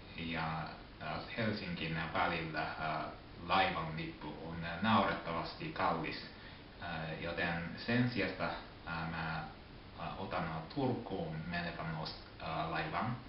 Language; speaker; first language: Finnish; non-native, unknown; Japanese